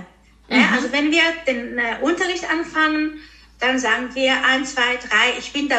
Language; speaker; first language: German; early bilingual, other home language; Greek